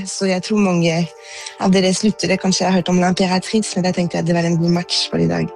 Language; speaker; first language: Norwegian; non-native, fluent; French